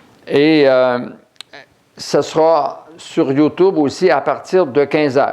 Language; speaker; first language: French; native; French